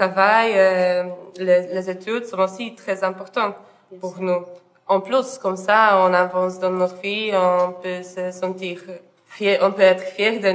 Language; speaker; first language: French; non-native, learner; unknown